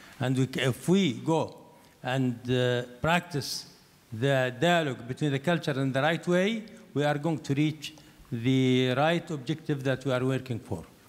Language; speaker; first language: English; non-native, fluent; Arabic